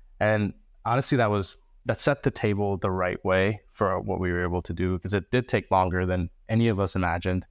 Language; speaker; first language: English; early bilingual, other home language; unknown